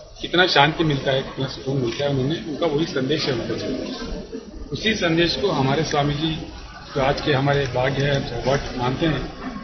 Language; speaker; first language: Hindi; non-native, local second language; Telugu